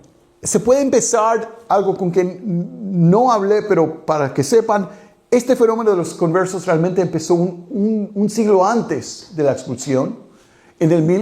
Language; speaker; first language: Spanish; non-native, fluent; English